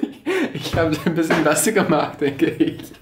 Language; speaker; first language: German; non-native, fluent; English